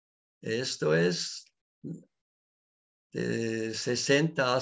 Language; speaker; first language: Spanish; non-native, learner; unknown